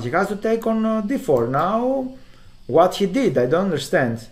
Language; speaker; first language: English; non-native, fluent; Greek